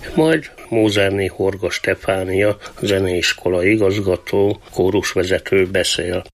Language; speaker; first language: Hungarian; native; Hungarian